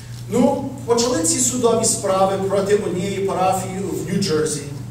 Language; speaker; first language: Ukrainian; early bilingual, heritage; Ukrainian